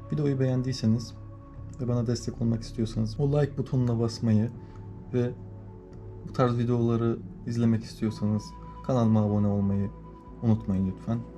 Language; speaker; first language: Turkish; native; Turkish